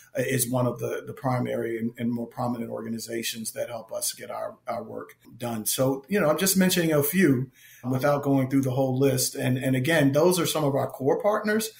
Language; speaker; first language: English; native; English